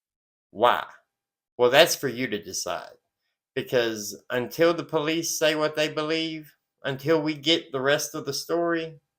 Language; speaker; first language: English; native; English